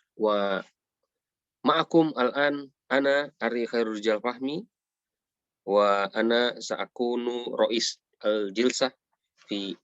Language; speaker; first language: Arabic; non-native, fluent; Indonesian